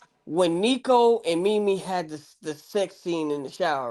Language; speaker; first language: English; native; English